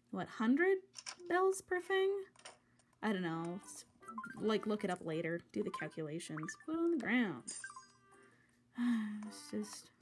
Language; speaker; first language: English; native; English